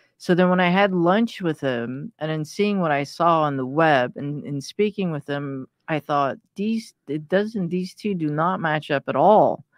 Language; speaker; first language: English; early bilingual, other home language; Persian